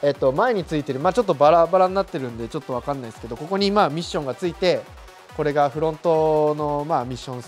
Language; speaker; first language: Japanese; native; Japanese